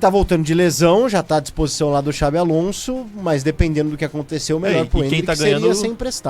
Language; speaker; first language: Portuguese; native; Portuguese